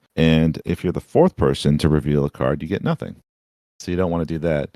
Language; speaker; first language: English; native; English